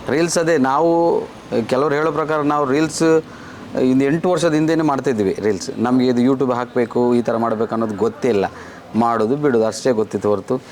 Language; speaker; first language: Kannada; non-native, local second language; Tulu